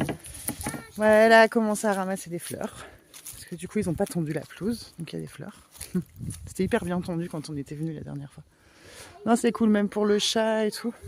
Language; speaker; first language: French; native; French